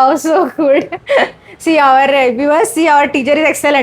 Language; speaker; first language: English; non-native, learner; Marathi